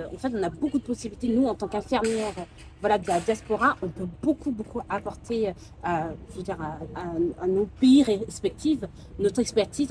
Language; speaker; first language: French; early bilingual, other home language; Soninke